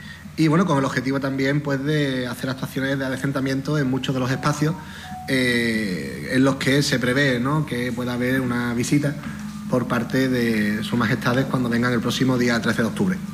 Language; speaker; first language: Spanish; native; Spanish